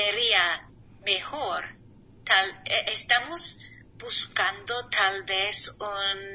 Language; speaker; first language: Spanish; non-native, learner; English